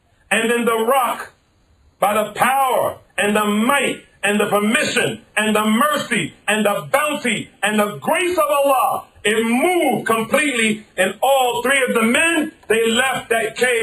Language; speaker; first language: English; native; English